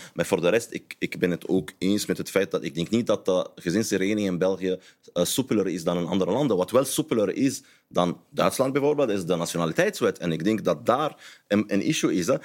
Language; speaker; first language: Dutch; non-native, fluent; Arabic